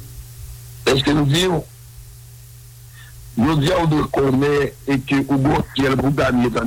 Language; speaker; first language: French; non-native, local second language; Haitian Creole